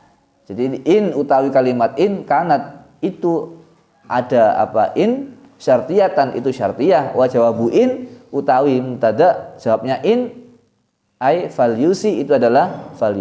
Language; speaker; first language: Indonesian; non-native, local second language; Javanese